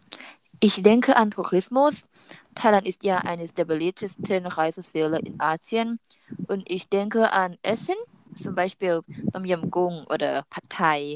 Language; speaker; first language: German; non-native, learner; Thai